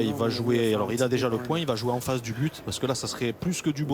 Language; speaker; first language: French; native; French